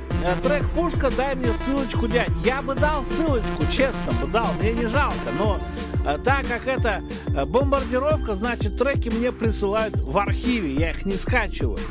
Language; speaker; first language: Russian; native; Russian